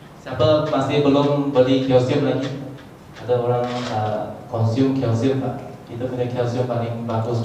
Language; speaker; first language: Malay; non-native, local second language; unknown